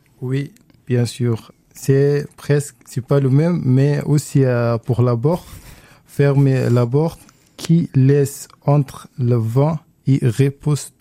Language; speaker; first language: French; non-native, learner; Arabic